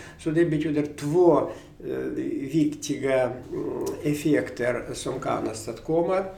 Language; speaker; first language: Swedish; non-native, fluent; Russian